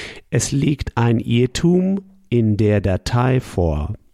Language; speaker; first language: German; native; German